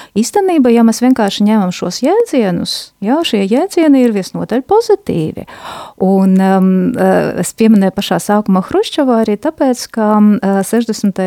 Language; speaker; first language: Latvian; non-native, local second language; Russian